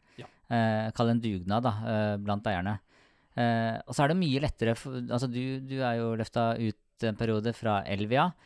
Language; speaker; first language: Norwegian; native; Norwegian